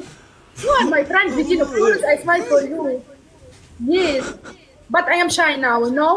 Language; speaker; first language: English; non-native, learner; Arabic